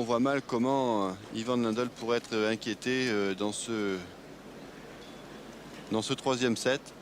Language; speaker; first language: French; native; French